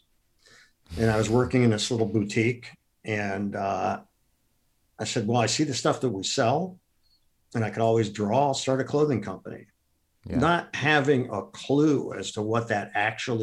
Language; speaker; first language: English; native; English